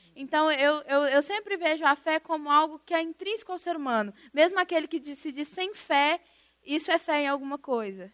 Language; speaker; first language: Portuguese; native; Portuguese